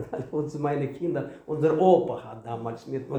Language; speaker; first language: German; non-native, learner; Russian